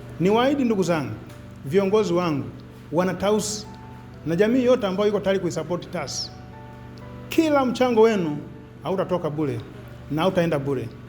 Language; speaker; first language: Swahili; native; Swahili